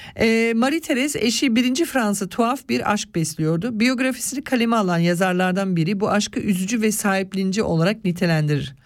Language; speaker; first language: Turkish; early bilingual, other home language; Swiss German